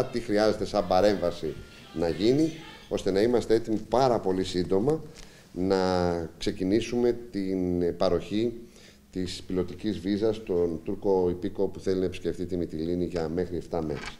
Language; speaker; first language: Greek; native; Greek